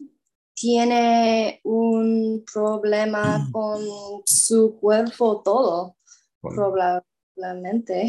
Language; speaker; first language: Spanish; non-native, learner; English